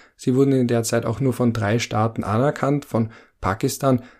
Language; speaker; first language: German; native; German